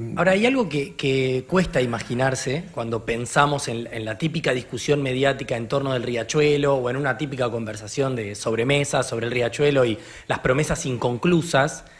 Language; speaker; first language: Spanish; native; Spanish